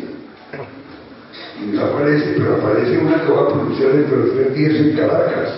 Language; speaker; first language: Spanish; native; Spanish